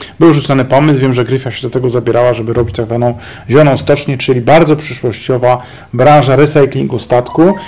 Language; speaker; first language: Polish; native; Polish